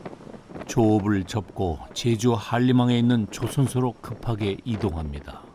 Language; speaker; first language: Korean; native; Korean